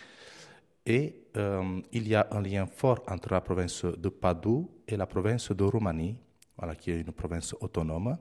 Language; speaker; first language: French; non-native, fluent; Romanian